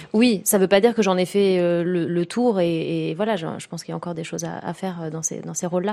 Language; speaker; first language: French; native; French